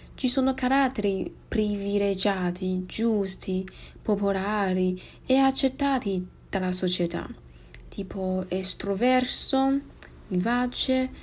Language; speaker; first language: Italian; non-native, fluent; Chinese